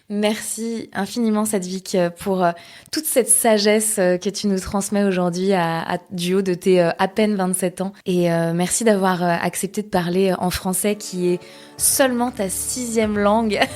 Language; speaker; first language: French; native; French